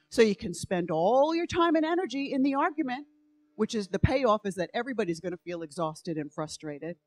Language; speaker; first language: English; native; English